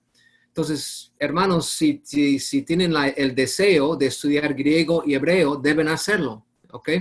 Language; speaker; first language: Spanish; non-native, fluent; English